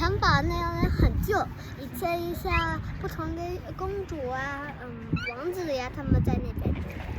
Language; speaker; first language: Chinese; early bilingual, heritage; Chinese